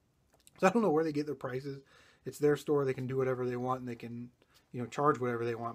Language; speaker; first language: English; native; English